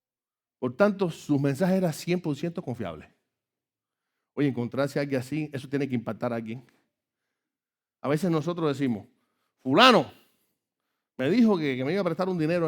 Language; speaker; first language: Spanish; native; Spanish